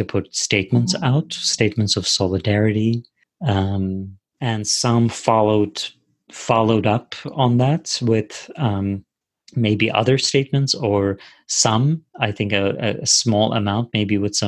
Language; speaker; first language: English; non-native, fluent; Turkish